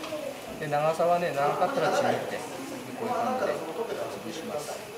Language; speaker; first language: Japanese; native; Japanese